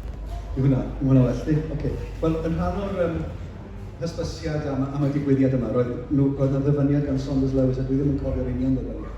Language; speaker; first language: Welsh; native; Welsh